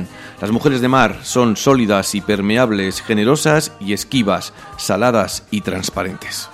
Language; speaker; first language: Spanish; native; Spanish